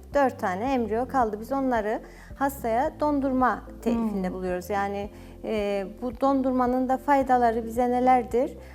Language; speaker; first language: Turkish; native; Turkish